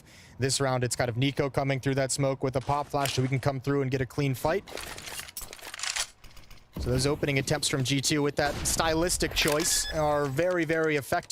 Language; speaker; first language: English; native; English